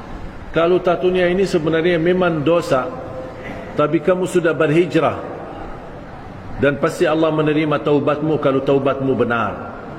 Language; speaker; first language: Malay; non-native, fluent; Arabic